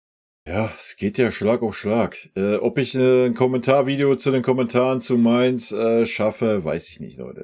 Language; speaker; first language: German; native; German